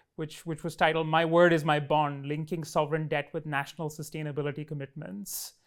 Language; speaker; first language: English; non-native, local second language; Hindi